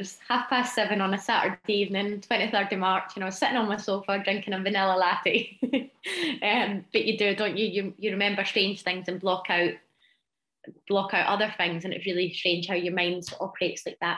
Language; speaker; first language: English; native; English